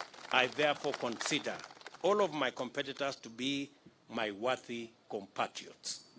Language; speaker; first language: English; non-native, local second language; Kalenjin